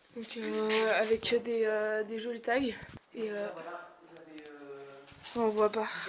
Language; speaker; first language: French; native; French